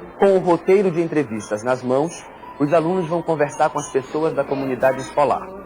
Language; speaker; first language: Portuguese; native; Portuguese